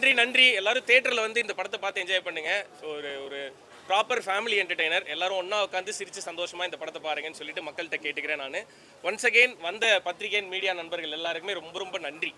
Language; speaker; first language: Tamil; native; Tamil